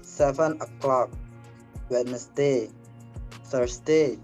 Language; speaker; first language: English; non-native, learner; Indonesian